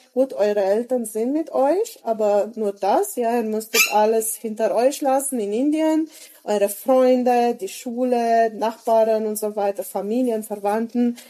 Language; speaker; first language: German; native; German